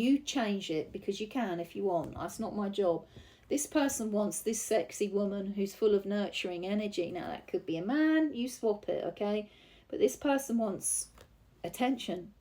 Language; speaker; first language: English; native; English